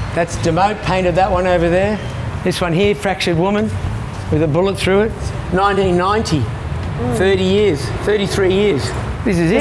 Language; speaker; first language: English; native; English